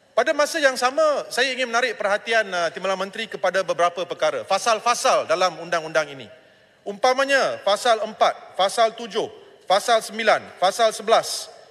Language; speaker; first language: Malay; non-native, local second language; Tamil